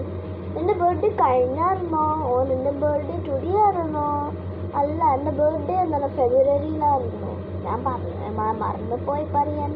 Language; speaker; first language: Malayalam; early bilingual, heritage; Malayalam